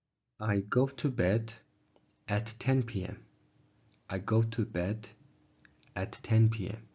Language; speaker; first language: English; non-native, fluent; Mongolian